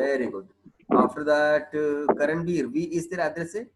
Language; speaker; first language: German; non-native, learner; Hindi